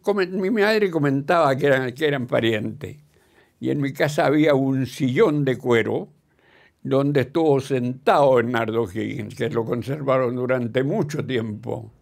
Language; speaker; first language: Spanish; native; Spanish